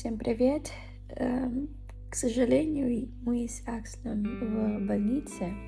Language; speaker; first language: Russian; non-native, fluent; Filipino